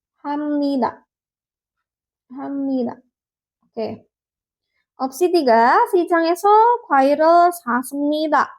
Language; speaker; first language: Korean; non-native, learner; Indonesian